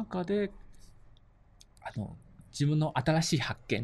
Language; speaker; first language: Japanese; native; Japanese